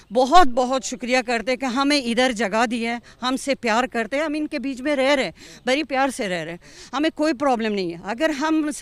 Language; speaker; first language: Hindi; non-native, fluent; Persian